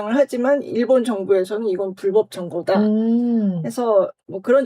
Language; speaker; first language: Korean; native; Korean